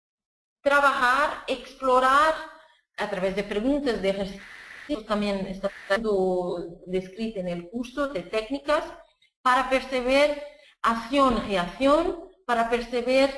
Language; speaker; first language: Spanish; non-native, fluent; Portuguese